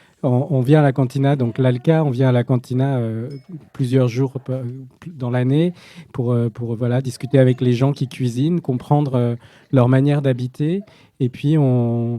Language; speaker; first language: French; native; French